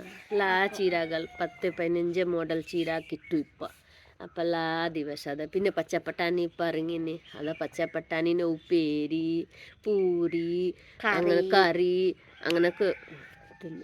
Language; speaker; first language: Malayalam; non-native, learner; Hindi